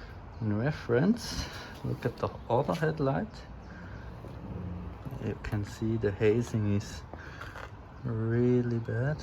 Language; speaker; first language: English; non-native, fluent; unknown